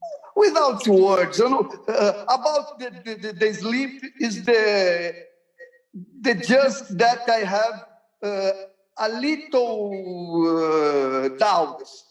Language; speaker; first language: English; non-native, learner; Portuguese